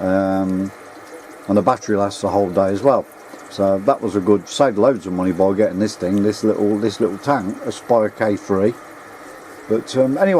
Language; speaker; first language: English; native; English